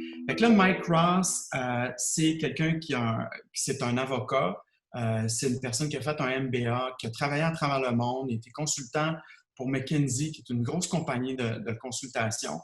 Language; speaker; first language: French; native; French